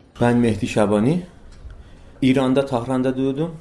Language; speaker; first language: Turkish; non-native, fluent; Persian